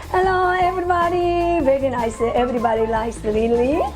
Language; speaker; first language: English; non-native, learner; Korean